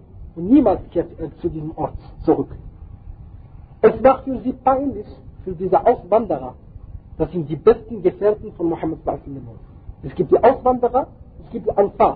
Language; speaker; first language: German; non-native, fluent; Arabic